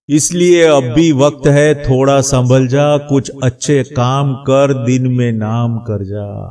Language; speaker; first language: Hindi; non-native, local second language; Gujarati